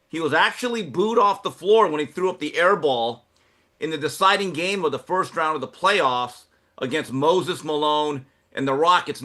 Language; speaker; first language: English; native; English